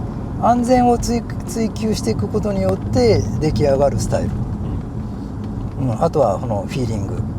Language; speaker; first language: Japanese; native; Japanese